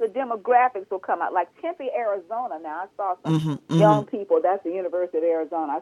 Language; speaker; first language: English; native; English